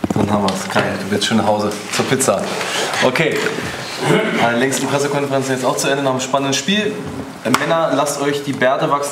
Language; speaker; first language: German; native; German